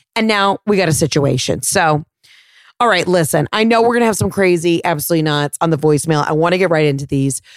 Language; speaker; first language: English; native; English